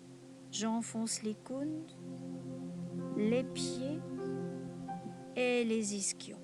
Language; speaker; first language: French; native; French